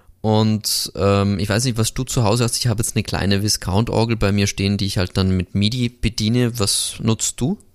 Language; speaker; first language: German; native; German